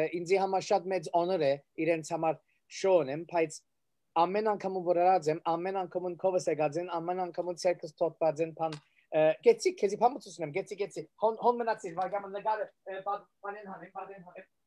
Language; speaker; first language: Armenian; early bilingual, heritage; Armenian